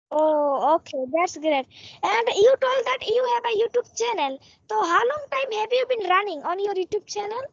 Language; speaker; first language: English; non-native, learner; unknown